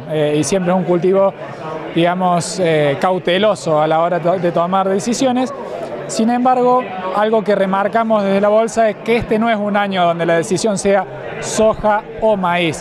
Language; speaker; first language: Spanish; native; Spanish